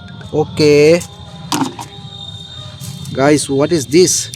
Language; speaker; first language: English; non-native, learner; Indonesian